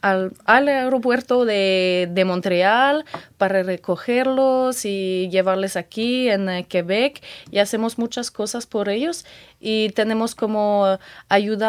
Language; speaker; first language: Spanish; non-native, fluent; French